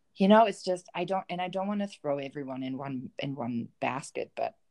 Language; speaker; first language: English; non-native, fluent; German